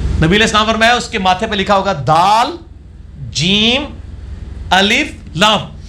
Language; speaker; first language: Urdu; non-native, local second language; Punjabi